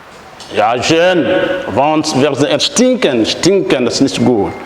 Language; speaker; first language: German; non-native, fluent; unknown